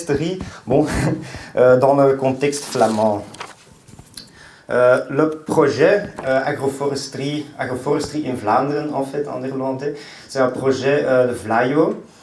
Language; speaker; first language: French; non-native, local second language; Dutch